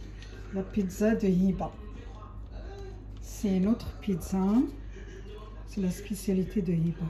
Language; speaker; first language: French; non-native, fluent; Arabic